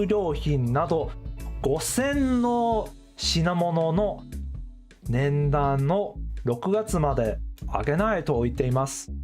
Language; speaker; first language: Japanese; non-native, learner; English